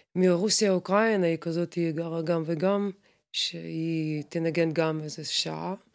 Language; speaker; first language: Hebrew; non-native, fluent; Russian